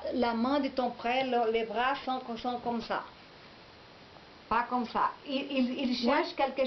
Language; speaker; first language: French; non-native, learner; Portuguese